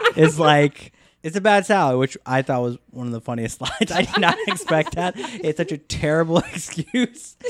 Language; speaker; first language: English; native; English